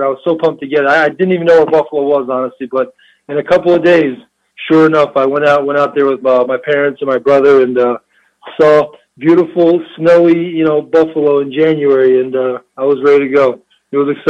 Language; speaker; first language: English; early bilingual, other home language; Albanian